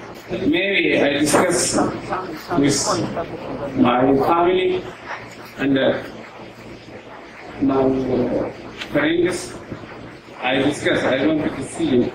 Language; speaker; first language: English; non-native, learner; Oromo